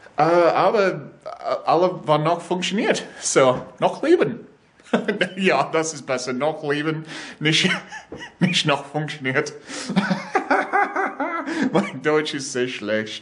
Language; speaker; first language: German; non-native, learner; English